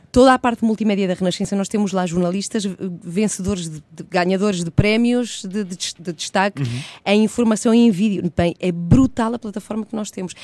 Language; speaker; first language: Portuguese; early bilingual, other home language; Spanish